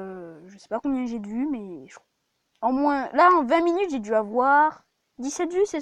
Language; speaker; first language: French; native; French